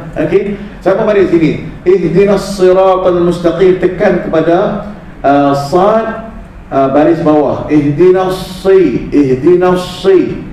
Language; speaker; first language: Malay; early bilingual, heritage; Malay